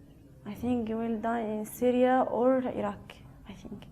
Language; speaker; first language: English; non-native, learner; Arabic